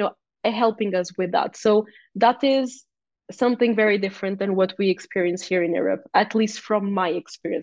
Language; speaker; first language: English; non-native, fluent; Portuguese